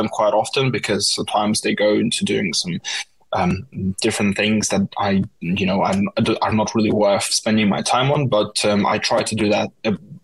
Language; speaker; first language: English; non-native, fluent; Russian